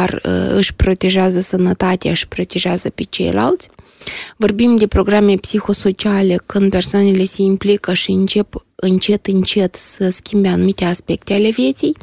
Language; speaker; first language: Romanian; native; Romanian